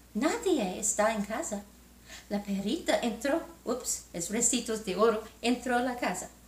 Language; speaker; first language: Spanish; non-native, learner; English